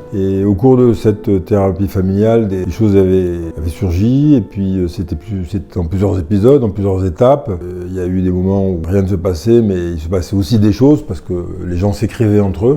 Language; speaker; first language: French; native; French